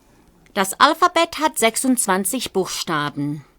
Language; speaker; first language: German; non-native, fluent; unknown